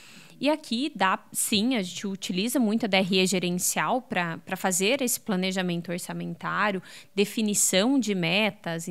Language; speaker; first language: Portuguese; native; Portuguese